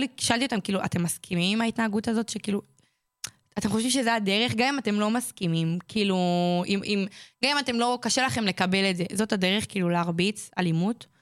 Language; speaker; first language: Hebrew; native; Hebrew